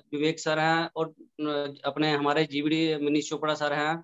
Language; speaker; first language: Hindi; native; Hindi